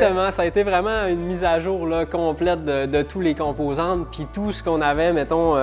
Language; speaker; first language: French; native; French